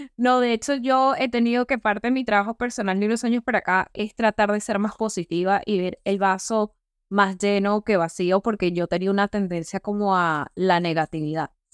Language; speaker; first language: Spanish; native; Spanish